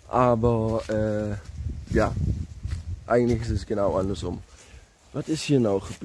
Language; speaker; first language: Dutch; non-native, learner; German